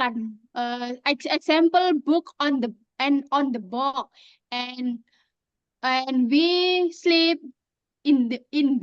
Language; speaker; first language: English; non-native, learner; Indonesian